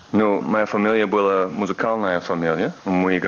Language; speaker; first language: Russian; non-native, learner; English